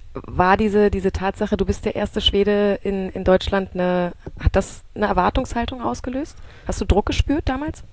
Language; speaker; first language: German; native; German